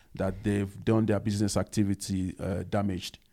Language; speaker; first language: English; non-native, local second language; Yoruba